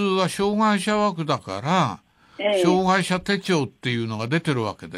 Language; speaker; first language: Japanese; native; Japanese